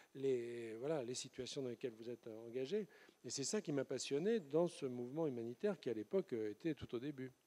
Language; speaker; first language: French; native; French